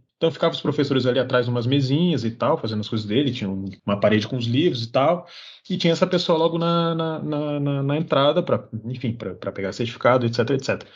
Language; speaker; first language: Portuguese; native; Portuguese